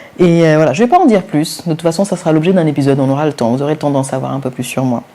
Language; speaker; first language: French; non-native, local second language; Wolof